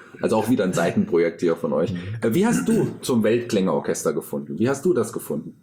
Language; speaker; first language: German; native; German